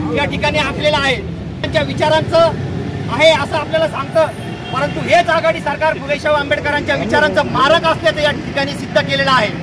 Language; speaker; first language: Marathi; native; Marathi